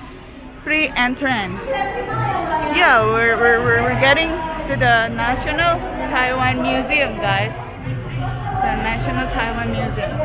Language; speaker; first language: English; non-native, fluent; Indonesian